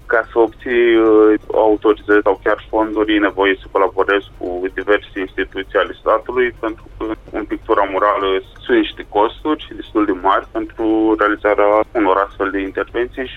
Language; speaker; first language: Romanian; native; Romanian